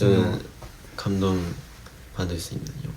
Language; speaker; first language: Korean; non-native, fluent; Japanese